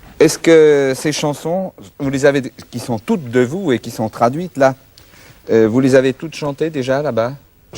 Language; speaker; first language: French; native; French